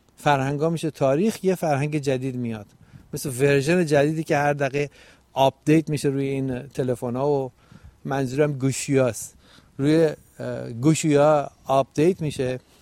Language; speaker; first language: Persian; native; Persian